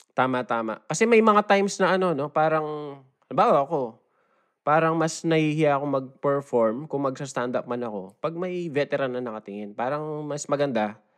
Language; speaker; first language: Filipino; native; Filipino